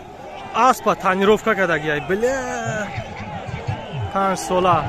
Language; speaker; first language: Russian; non-native, learner; Tajik